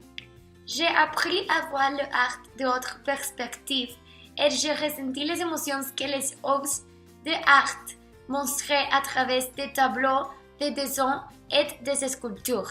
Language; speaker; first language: French; non-native, learner; Spanish